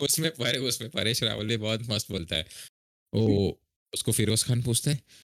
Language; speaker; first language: Hindi; non-native, local second language; Marathi